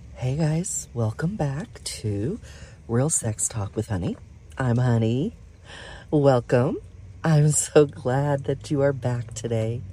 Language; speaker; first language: English; native; English